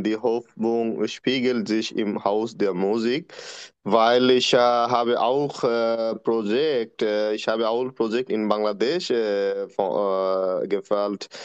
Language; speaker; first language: German; non-native, learner; Bangla